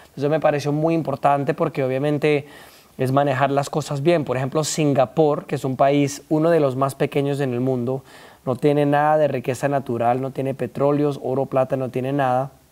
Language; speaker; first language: Spanish; early bilingual, heritage; Spanish